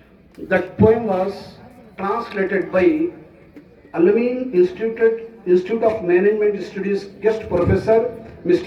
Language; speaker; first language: Kannada; non-native, fluent; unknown